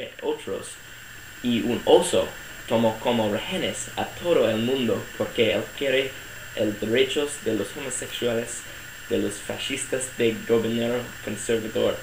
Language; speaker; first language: Spanish; non-native, learner; English